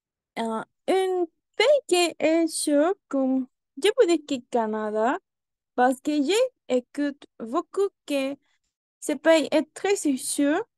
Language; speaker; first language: French; non-native, learner; Spanish